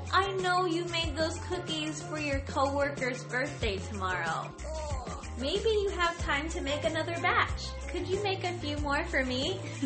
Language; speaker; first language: English; native; English